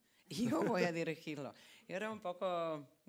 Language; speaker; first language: Spanish; non-native, fluent; English